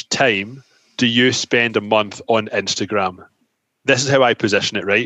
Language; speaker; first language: English; native; English